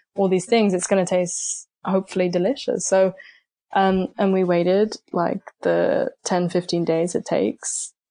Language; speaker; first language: English; native; English